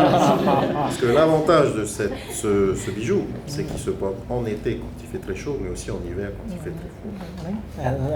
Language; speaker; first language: French; native; French